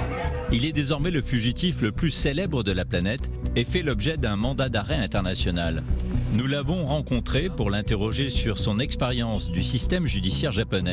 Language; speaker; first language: French; native; French